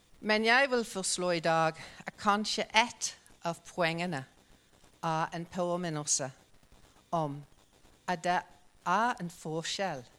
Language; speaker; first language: Norwegian; non-native, fluent; English